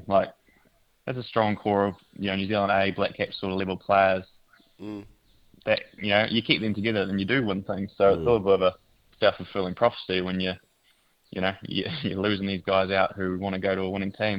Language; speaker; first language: English; native; English